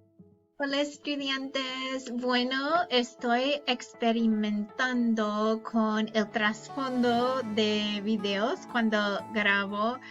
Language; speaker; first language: Spanish; non-native, fluent; English